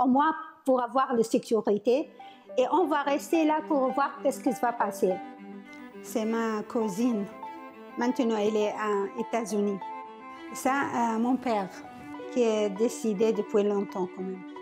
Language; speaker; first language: French; non-native, learner; Arabic